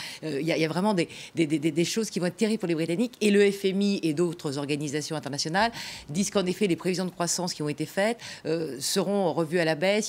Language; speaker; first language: French; native; French